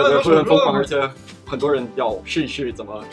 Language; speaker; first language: Chinese; non-native, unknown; Danish